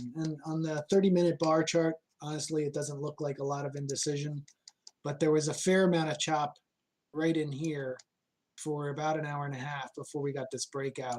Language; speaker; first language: English; native; English